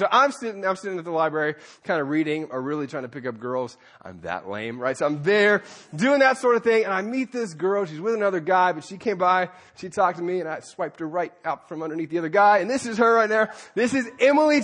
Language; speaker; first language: English; native; English